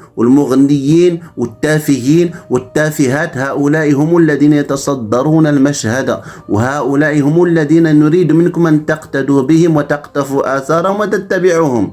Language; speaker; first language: Arabic; native; Arabic